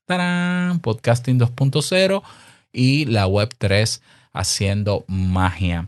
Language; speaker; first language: Spanish; native; Spanish